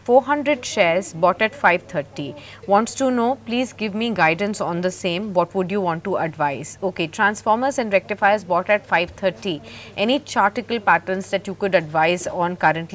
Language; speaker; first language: English; non-native, local second language; Hindi